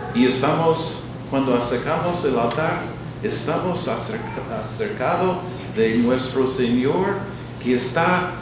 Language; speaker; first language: Spanish; non-native, fluent; English